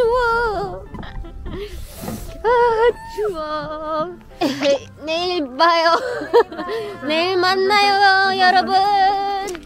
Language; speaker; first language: Korean; non-native, learner; Filipino